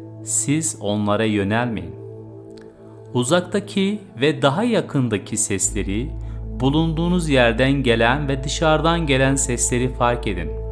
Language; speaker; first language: Turkish; native; Turkish